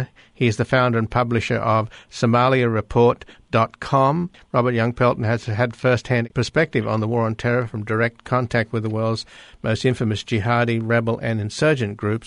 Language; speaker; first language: English; native; English